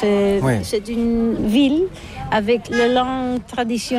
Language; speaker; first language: French; non-native, learner; Catalan